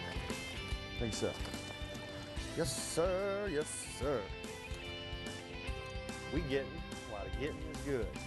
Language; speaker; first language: English; native; English